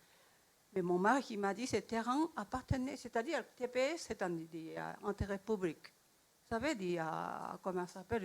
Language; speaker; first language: French; non-native, learner; Japanese